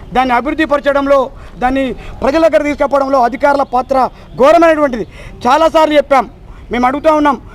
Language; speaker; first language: Telugu; native; Telugu